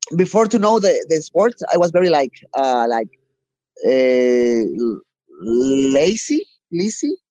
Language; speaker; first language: English; non-native, learner; Spanish